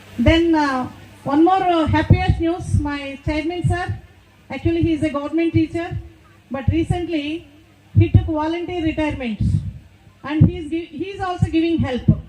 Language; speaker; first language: English; non-native, local second language; Telugu